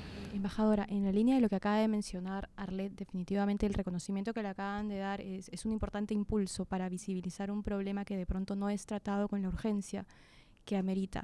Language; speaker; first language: Spanish; native; Spanish